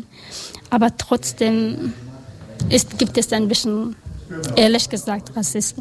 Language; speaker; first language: German; non-native, learner; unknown